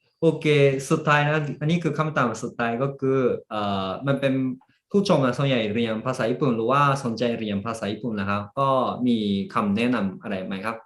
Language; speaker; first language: Thai; early bilingual, heritage; Japanese